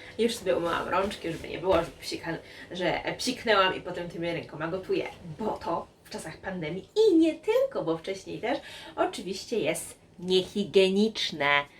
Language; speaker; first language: Polish; native; Polish